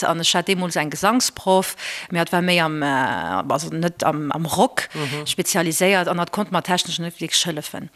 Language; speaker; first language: Luxembourgish; early bilingual, other home language; Portuguese